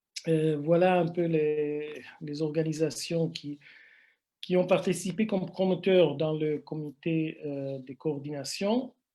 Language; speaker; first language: French; non-native, fluent; Italian